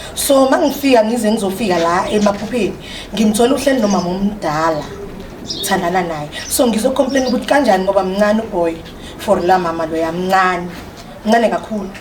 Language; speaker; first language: Zulu; non-native, local second language; Swati